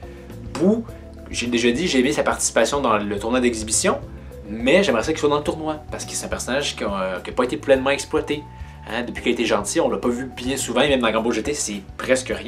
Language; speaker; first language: French; native; French